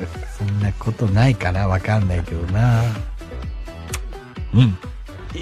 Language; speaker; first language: Japanese; native; Japanese